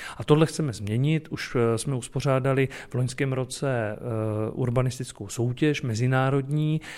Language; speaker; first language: Czech; native; Czech